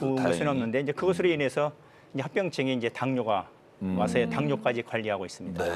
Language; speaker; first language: Korean; native; Korean